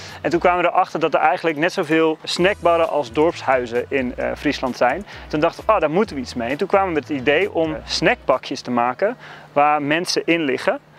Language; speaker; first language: Dutch; native; Dutch